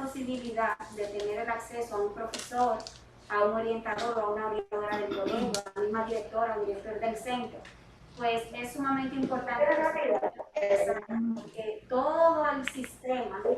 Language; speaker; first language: Spanish; native; Spanish